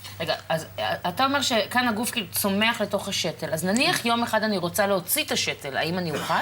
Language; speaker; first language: Hebrew; native; Hebrew